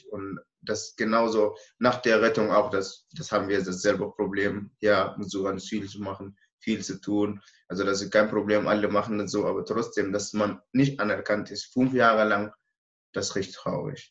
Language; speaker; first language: German; non-native, learner; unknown